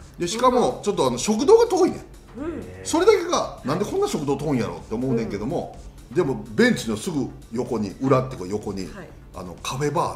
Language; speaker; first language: Japanese; native; Japanese